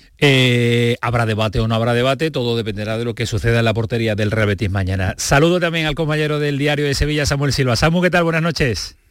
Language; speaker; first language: Spanish; native; Spanish